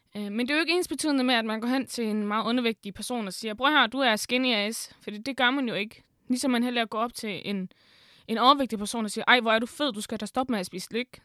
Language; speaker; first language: Danish; early bilingual, other home language; Arabic